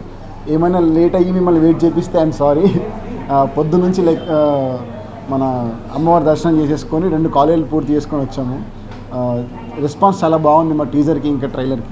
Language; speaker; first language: Telugu; native; Telugu